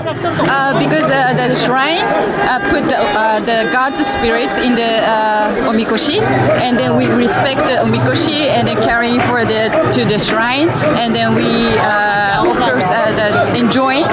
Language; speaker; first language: English; non-native, learner; Japanese